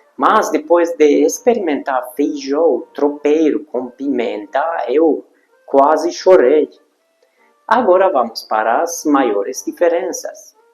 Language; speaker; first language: Portuguese; non-native, fluent; Hungarian